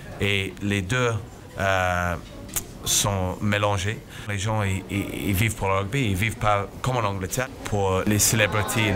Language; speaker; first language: French; non-native, fluent; English